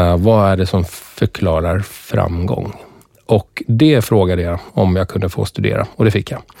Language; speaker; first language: Swedish; early bilingual, other home language; Persian